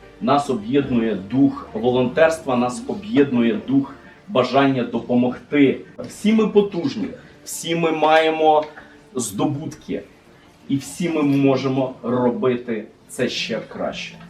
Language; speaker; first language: Ukrainian; native; Ukrainian